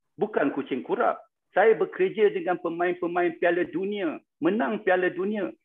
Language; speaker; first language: Malay; non-native, local second language; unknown